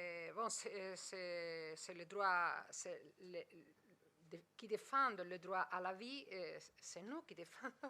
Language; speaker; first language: French; non-native, fluent; Spanish